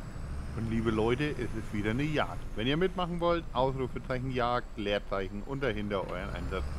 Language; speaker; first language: German; native; German